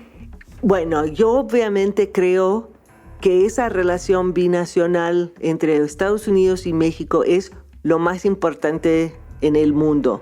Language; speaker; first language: Spanish; non-native, fluent; English